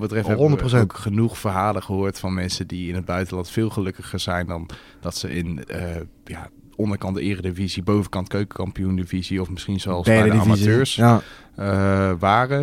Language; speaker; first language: Dutch; native; Dutch